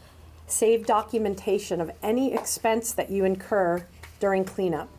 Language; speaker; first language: English; native; English